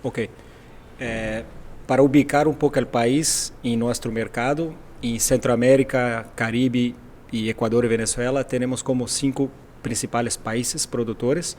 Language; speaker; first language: Spanish; non-native, fluent; Portuguese